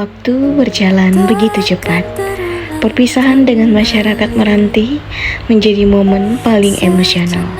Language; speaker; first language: Indonesian; native; Indonesian